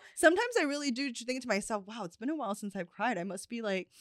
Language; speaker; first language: English; early bilingual, other home language; Chinese